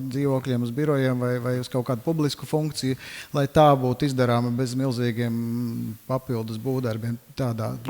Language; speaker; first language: Latvian; native; Latvian